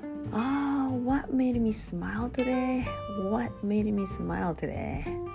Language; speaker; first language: English; non-native, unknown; Japanese